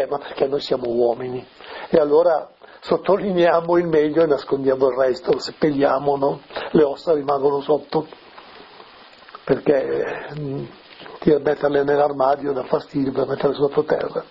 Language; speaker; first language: Italian; native; Italian